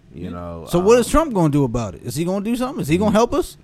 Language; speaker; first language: English; native; English